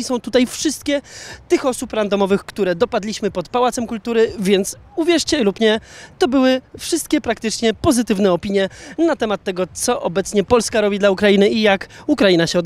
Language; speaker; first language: Polish; native; Polish